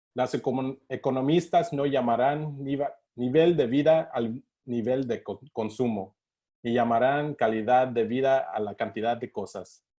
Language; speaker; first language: Spanish; non-native, learner; English